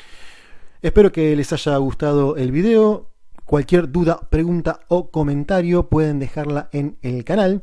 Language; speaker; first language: Spanish; native; Spanish